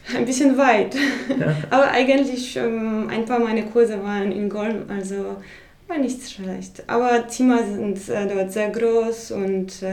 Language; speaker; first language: German; non-native, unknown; Polish